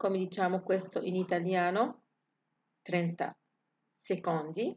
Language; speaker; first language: Italian; non-native, fluent; Arabic